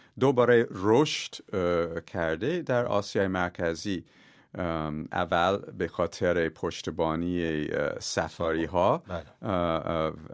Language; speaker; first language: Persian; non-native, fluent; English